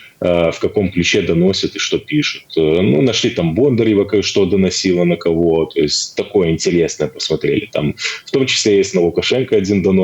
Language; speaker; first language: Russian; native; Russian